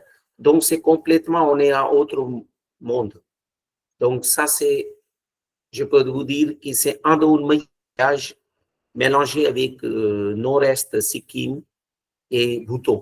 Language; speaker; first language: French; non-native, fluent; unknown